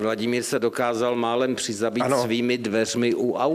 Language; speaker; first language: Czech; native; Czech